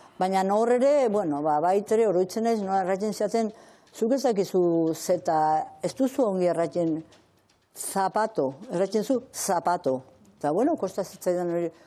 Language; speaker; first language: Basque; native; Basque